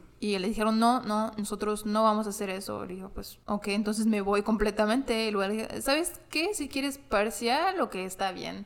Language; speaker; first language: Spanish; non-native, fluent; English